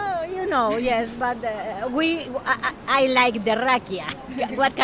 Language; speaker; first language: English; non-native, fluent; Spanish